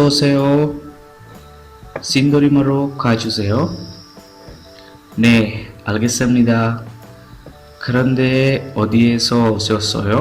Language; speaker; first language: Korean; non-native, fluent; Sinhala